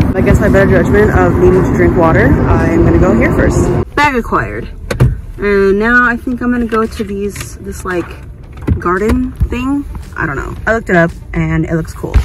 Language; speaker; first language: English; native; English